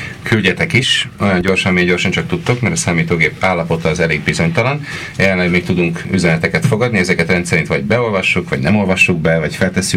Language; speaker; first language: Hungarian; native; Hungarian